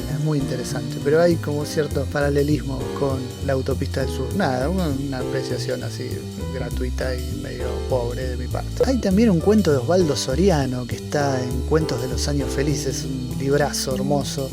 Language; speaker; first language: Spanish; native; Spanish